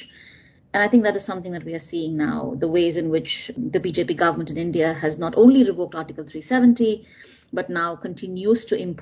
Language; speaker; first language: English; non-native, local second language; Tamil